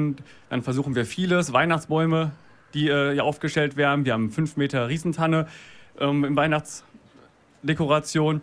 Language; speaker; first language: German; native; German